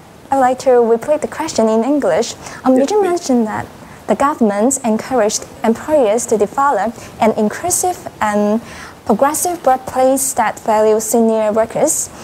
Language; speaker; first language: English; non-native, local second language; Cantonese